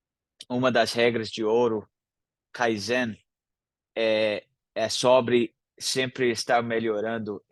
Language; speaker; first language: Portuguese; non-native, fluent; English